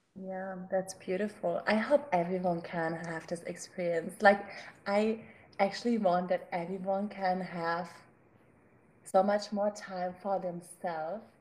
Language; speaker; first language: English; non-native, fluent; German